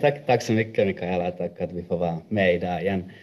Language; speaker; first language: Swedish; non-native, local second language; Finnish